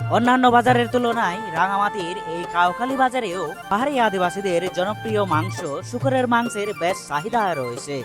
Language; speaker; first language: Bangla; non-native, local second language; Chakma